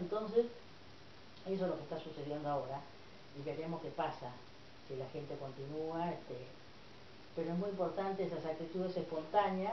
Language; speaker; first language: Spanish; native; Spanish